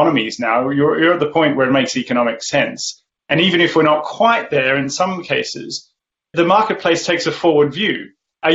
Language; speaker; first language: English; native; English